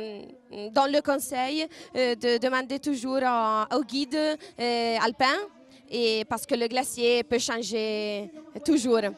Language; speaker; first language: French; non-native, local second language; Italian